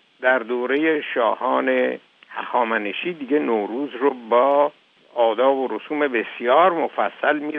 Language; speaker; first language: Persian; native; Persian